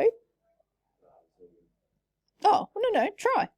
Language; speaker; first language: English; native; English